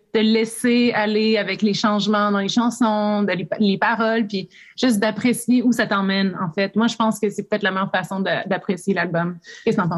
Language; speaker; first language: French; native; French